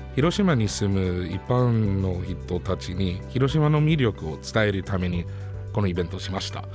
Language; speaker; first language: Japanese; non-native, fluent; English